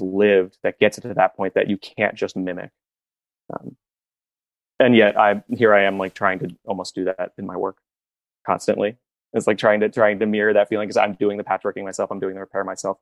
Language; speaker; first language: English; native; English